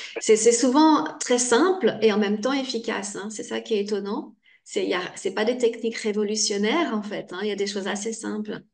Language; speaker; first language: French; native; French